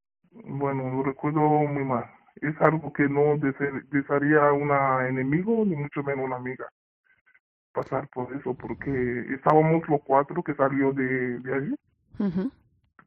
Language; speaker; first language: Spanish; non-native, learner; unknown